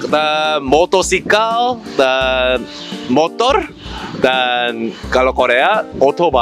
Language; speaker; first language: Indonesian; non-native, fluent; Korean